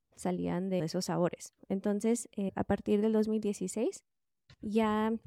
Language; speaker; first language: Spanish; early bilingual, heritage; Spanish